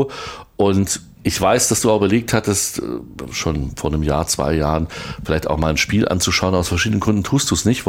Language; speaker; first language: German; native; German